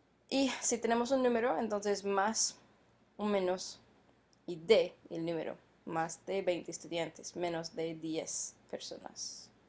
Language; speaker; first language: Spanish; non-native, fluent; English